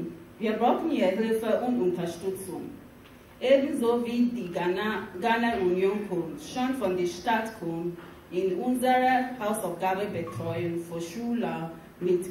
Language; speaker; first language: German; non-native, fluent; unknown